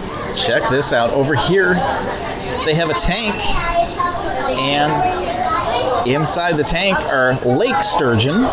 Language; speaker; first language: English; native; English